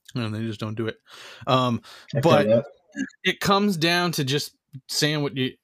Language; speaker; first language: English; native; English